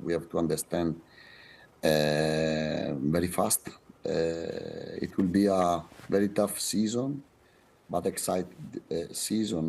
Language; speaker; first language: English; non-native, fluent; Italian